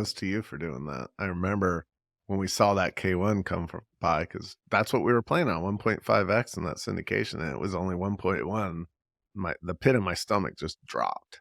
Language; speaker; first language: English; native; English